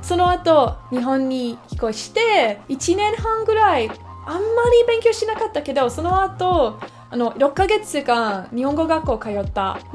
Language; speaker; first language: Japanese; non-native, learner; English